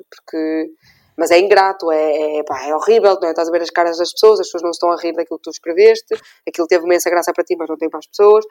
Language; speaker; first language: Portuguese; native; Portuguese